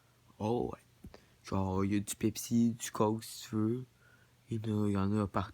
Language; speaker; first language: French; native; French